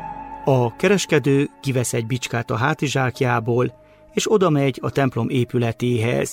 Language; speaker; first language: Hungarian; native; Hungarian